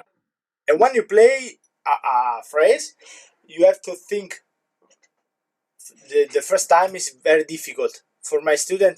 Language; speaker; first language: English; non-native, learner; Italian